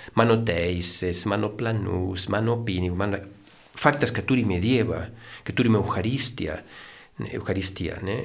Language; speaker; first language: Lithuanian; non-native, fluent; Spanish